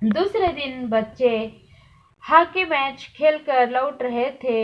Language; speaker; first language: Hindi; non-native, local second language; Kannada